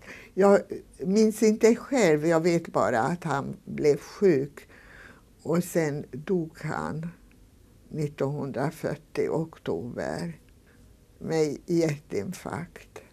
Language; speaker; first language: Swedish; non-native, fluent; Hungarian